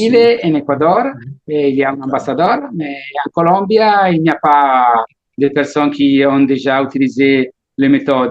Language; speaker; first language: French; non-native, learner; Italian